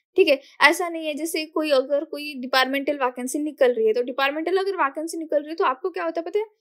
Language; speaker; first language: Hindi; non-native, local second language; Marathi